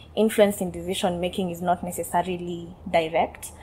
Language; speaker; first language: English; non-native, local second language; Kalenjin